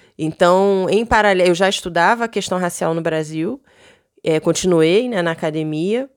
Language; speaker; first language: Portuguese; native; Portuguese